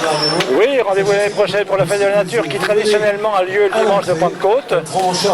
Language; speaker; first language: French; native; French